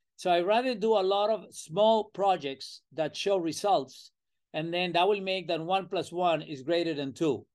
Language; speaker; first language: English; non-native, fluent; Spanish